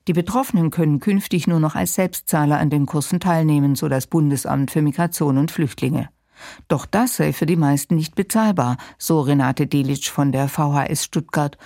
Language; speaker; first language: German; native; German